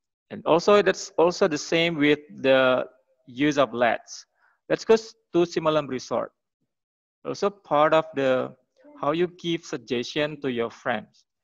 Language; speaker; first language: English; non-native, fluent; Indonesian